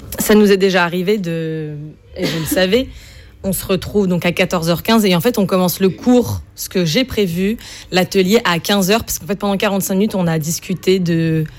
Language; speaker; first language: French; native; French